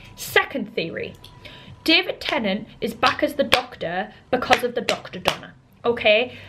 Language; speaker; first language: English; native; English